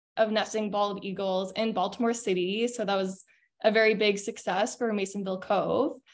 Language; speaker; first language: English; native; English